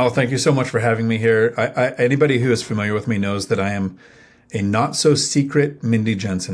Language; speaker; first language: English; native; English